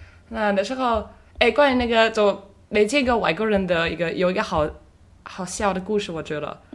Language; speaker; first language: Chinese; non-native, fluent; German